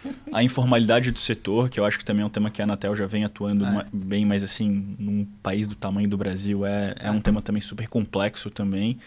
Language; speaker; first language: Portuguese; native; Portuguese